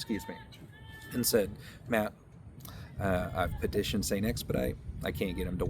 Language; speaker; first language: English; native; English